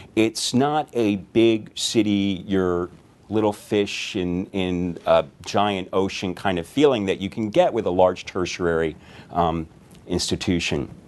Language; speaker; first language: English; native; English